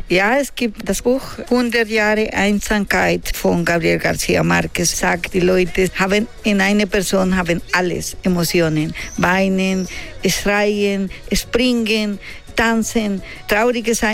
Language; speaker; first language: German; non-native, learner; Spanish